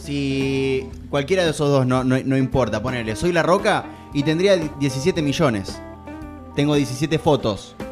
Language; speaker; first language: Spanish; native; Spanish